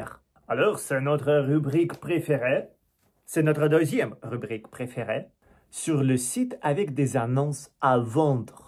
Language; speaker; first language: French; non-native, learner; Russian